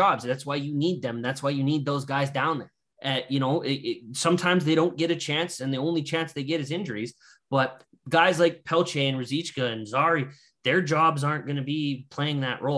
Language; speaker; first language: English; native; English